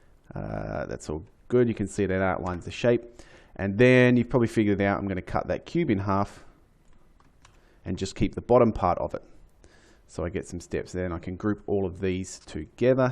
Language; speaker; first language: English; native; English